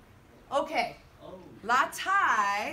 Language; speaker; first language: French; non-native, fluent; English